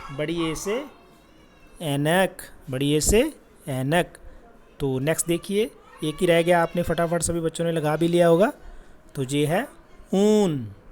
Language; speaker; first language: Hindi; non-native, local second language; Punjabi